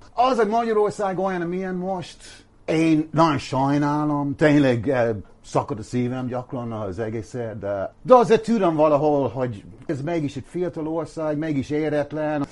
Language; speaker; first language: Hungarian; non-native, fluent; English